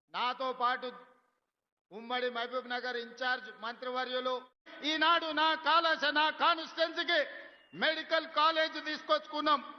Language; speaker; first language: Telugu; native; Telugu